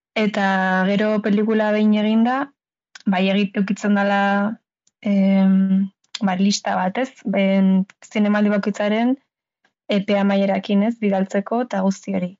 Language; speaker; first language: Basque; native; Basque